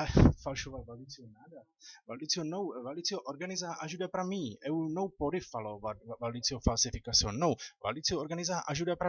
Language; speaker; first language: Portuguese; non-native, learner; Czech